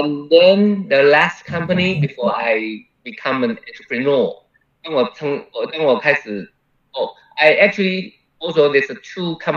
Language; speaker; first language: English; non-native, fluent; Chinese